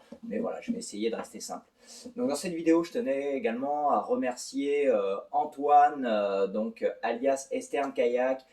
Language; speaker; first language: French; native; French